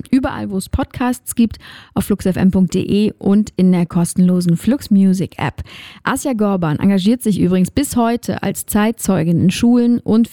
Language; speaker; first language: German; native; German